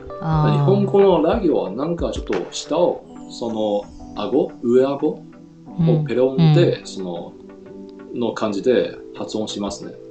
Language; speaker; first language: Japanese; non-native, fluent; Chinese